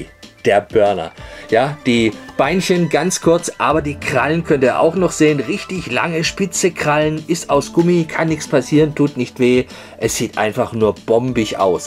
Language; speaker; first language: German; native; German